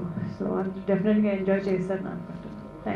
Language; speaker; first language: Telugu; non-native, fluent; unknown